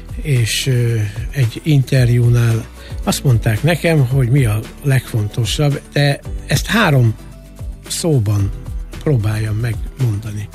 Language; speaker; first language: Hungarian; native; Hungarian